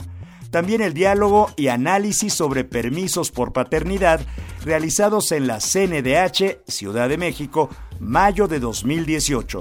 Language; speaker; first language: Spanish; native; Spanish